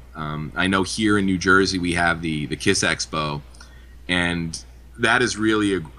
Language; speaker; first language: English; native; English